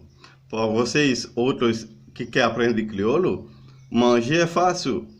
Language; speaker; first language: Portuguese; non-native, learner; Haitian Creole